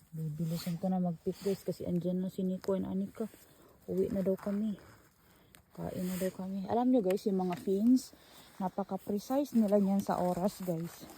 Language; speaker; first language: Filipino; non-native, local second language; Cebuano